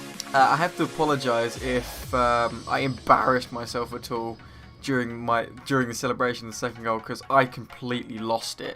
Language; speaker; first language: English; native; English